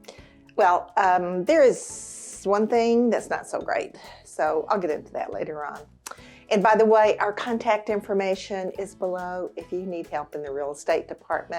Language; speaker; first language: English; native; English